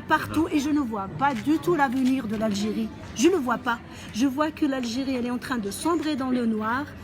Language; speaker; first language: French; non-native, local second language; Arabic